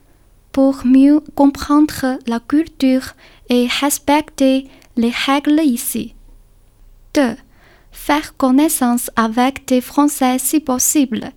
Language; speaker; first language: French; non-native, learner; Chinese